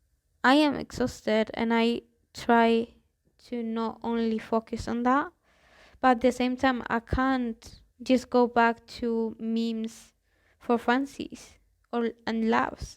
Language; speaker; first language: English; non-native, fluent; Spanish